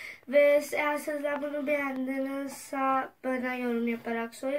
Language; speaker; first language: Turkish; non-native, learner; Urdu